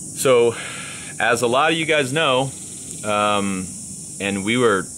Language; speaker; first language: English; native; English